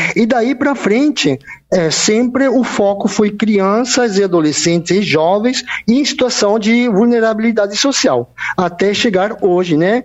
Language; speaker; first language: Portuguese; non-native, fluent; Italian